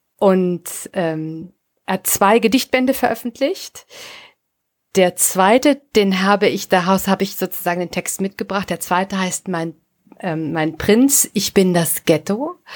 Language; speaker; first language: German; native; German